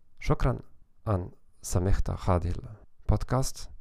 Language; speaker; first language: Arabic; non-native, learner; German